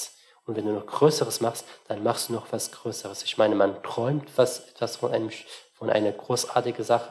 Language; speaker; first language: German; non-native, fluent; Arabic